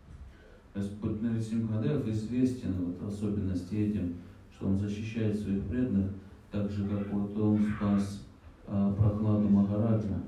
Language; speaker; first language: Russian; native; Russian